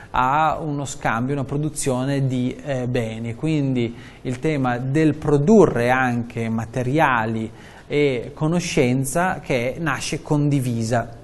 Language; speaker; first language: Italian; native; Italian